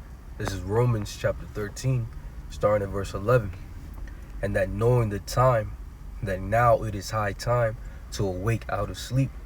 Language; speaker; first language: English; native; English